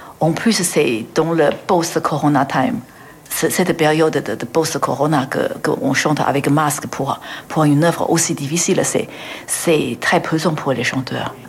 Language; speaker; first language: French; non-native, fluent; Chinese